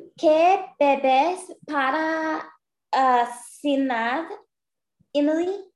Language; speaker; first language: Spanish; non-native, learner; English